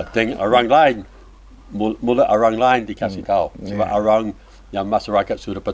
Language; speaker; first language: Indonesian; non-native, learner; English